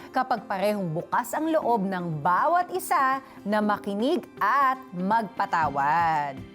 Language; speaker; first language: Filipino; native; Filipino